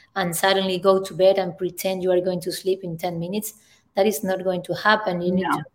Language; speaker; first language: English; non-native, fluent; Spanish